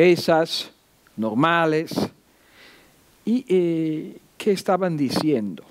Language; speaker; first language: Spanish; non-native, fluent; Italian